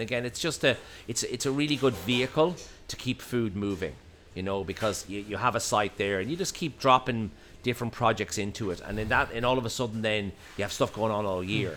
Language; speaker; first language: English; native; English